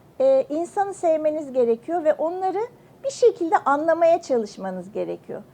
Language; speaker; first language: Turkish; native; Turkish